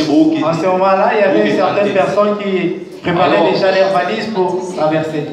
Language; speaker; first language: French; non-native, local second language; Lingala